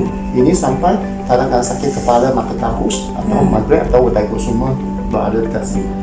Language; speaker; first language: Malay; non-native, local second language; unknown